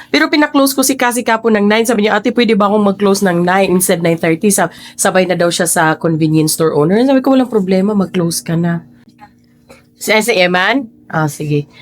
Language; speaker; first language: Filipino; native; Filipino